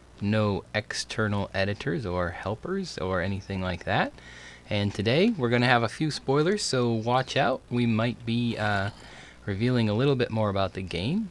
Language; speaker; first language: English; native; English